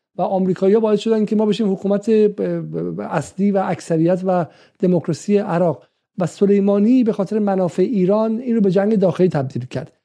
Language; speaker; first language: Persian; native; Persian